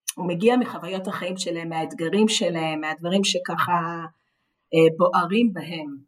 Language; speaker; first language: Hebrew; native; Hebrew